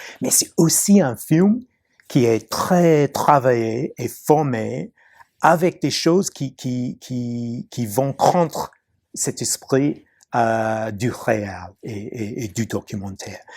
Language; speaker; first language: French; non-native, fluent; English